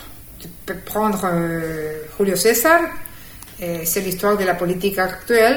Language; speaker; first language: French; non-native, fluent; Spanish